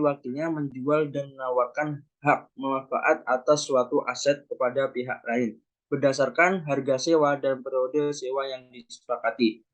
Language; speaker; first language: Indonesian; native; Indonesian